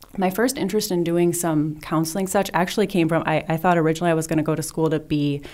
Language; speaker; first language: English; native; English